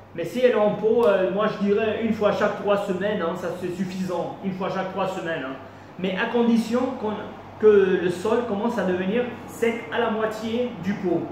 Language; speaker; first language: French; non-native, local second language; Arabic